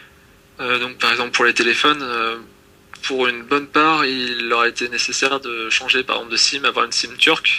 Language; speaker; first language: French; native; French